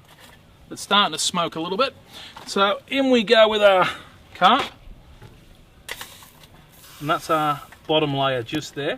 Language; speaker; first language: English; native; English